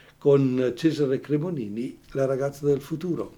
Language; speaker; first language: Italian; native; Italian